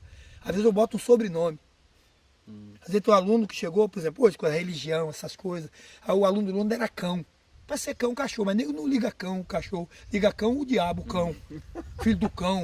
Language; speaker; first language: Portuguese; native; Portuguese